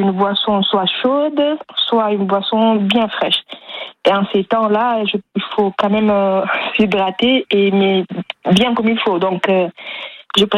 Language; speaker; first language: French; non-native, local second language; Wolof